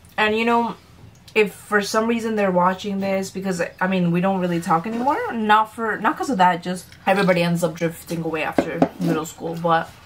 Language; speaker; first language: English; early bilingual, other home language; Spanish